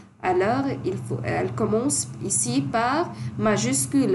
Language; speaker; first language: French; non-native, fluent; Arabic